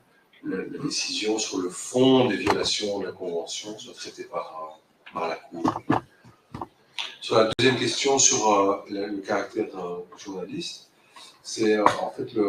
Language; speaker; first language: French; native; French